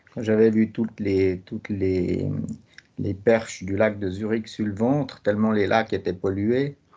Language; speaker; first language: French; native; French